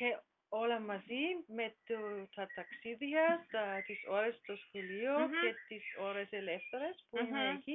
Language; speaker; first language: Greek; non-native, learner; German